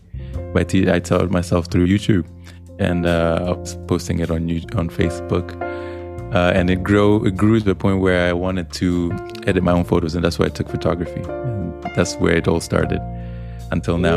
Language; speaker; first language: English; non-native, local second language; Swahili